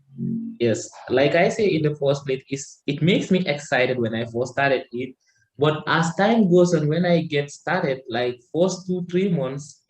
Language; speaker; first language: English; non-native, learner; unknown